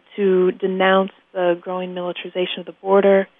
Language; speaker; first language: English; native; English